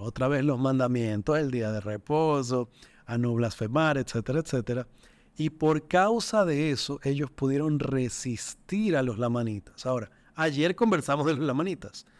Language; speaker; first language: Spanish; native; Spanish